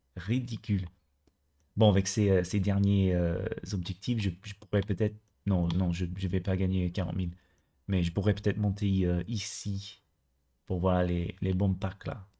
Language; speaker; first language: French; native; French